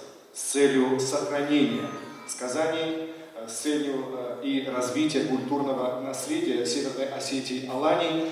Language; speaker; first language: Russian; native; Russian